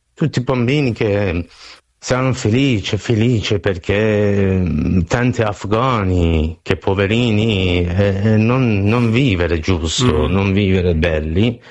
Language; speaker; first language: Italian; non-native, learner; Persian